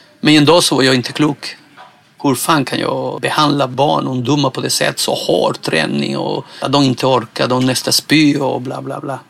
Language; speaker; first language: Swedish; non-native, fluent; Spanish